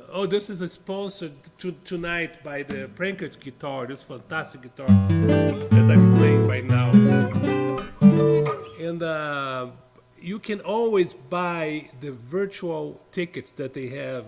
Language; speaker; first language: English; non-native, fluent; Portuguese